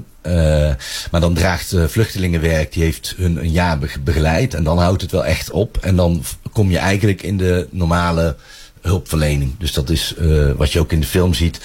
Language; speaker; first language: Dutch; native; Dutch